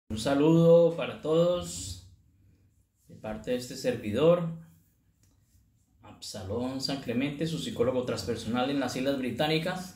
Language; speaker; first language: Spanish; native; Spanish